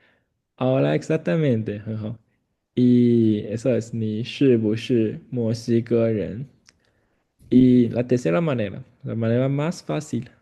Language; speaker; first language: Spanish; non-native, fluent; Chinese